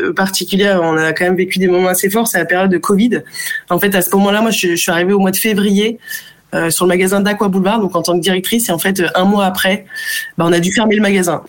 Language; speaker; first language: French; native; French